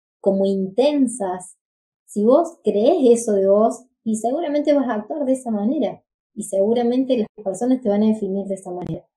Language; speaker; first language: Spanish; native; Spanish